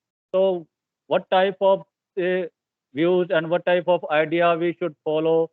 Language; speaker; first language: English; non-native, learner; Hindi